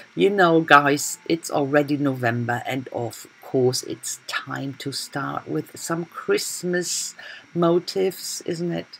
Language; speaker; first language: English; non-native, fluent; German